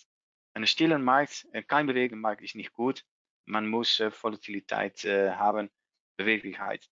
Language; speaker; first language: German; non-native, learner; Dutch